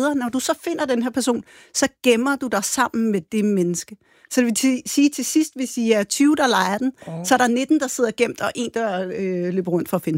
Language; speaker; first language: Danish; native; Danish